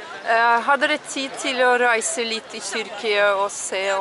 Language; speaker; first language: Norwegian; non-native, fluent; Russian